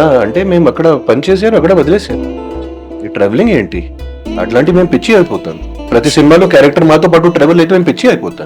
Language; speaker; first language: Telugu; non-native, fluent; Hindi